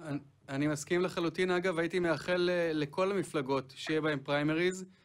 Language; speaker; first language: Hebrew; native; Hebrew